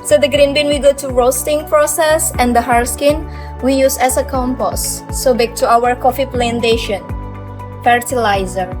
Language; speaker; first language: English; non-native, learner; Indonesian